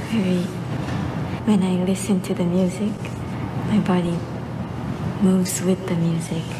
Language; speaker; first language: English; non-native, learner; Japanese